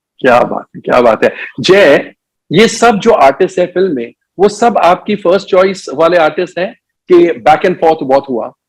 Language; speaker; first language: Hindi; native; Hindi